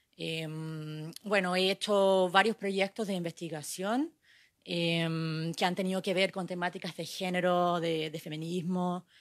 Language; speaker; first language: Spanish; non-native, fluent; English